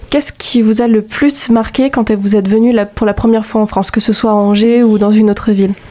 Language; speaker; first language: French; native; French